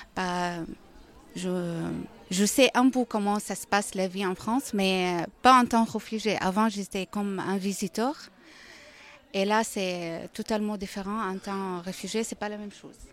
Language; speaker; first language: French; non-native, learner; Arabic